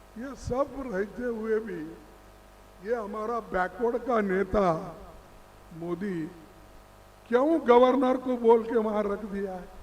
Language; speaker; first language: Hindi; non-native, local second language; Kannada